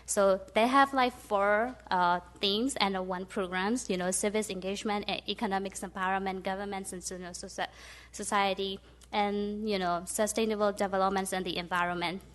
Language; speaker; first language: English; non-native, fluent; Burmese